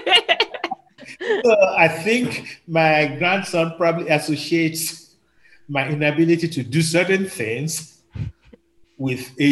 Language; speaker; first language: English; non-native, local second language; Yoruba